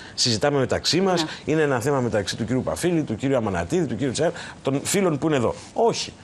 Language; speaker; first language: Greek; native; Greek